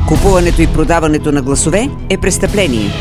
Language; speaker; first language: Bulgarian; native; Bulgarian